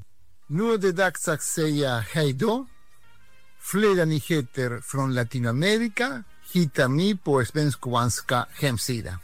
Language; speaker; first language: Swedish; non-native, fluent; Spanish